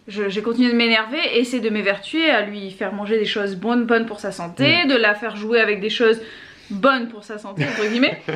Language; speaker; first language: French; native; French